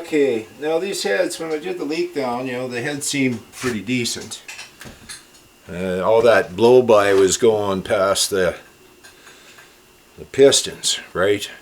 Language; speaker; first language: English; native; English